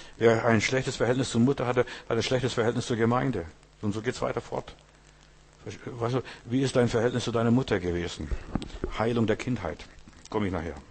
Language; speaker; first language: German; early bilingual, heritage; German